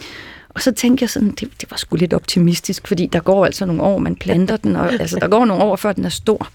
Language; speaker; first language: Danish; native; Danish